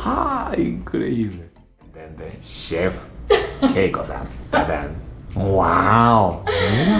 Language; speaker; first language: Spanish; non-native, learner; Japanese